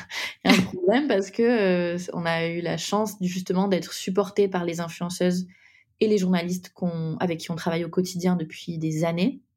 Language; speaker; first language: French; native; French